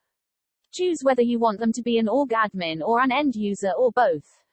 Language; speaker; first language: English; native; English